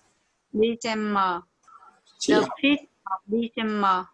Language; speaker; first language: English; non-native, learner; Vietnamese